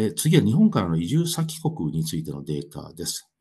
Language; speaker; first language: Japanese; native; Japanese